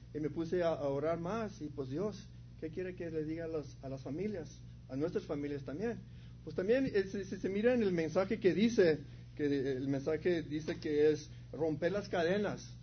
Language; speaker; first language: Spanish; early bilingual, heritage; Spanish